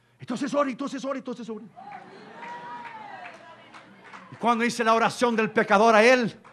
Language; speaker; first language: Spanish; non-native, fluent; Portuguese